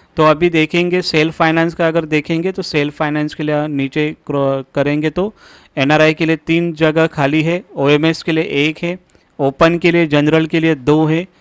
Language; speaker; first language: Hindi; non-native, local second language; Marathi